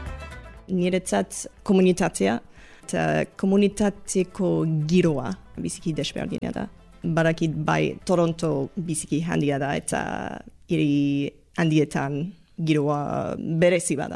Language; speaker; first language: Basque; non-native, fluent; English